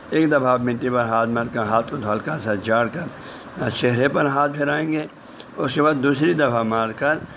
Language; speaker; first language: Urdu; non-native, local second language; Balti